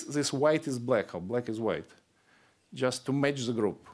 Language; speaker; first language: English; non-native, fluent; Russian